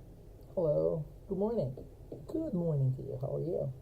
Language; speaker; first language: English; non-native, fluent; Filipino